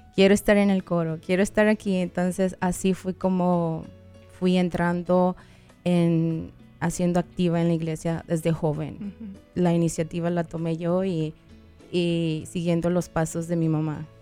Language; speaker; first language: Spanish; native; Spanish